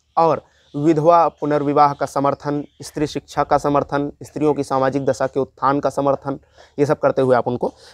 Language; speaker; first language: Hindi; native; Hindi